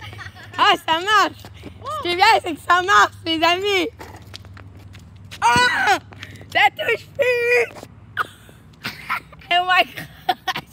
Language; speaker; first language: French; native; French